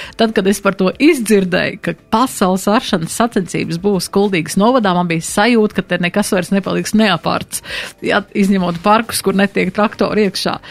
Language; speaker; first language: Latvian; native; Latvian